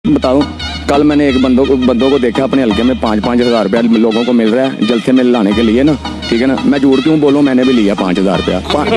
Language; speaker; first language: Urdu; non-native, local second language; Punjabi